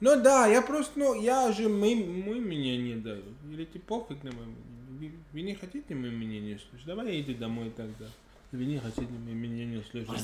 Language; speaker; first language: Russian; non-native, fluent; English